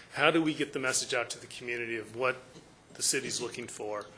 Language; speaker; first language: English; native; English